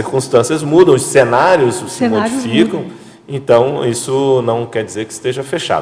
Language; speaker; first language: Portuguese; native; Portuguese